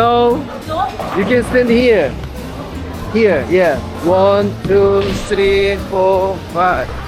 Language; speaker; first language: English; non-native, learner; Korean